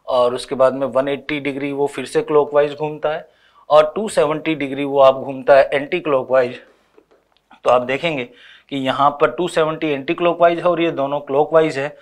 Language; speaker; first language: Hindi; native; Hindi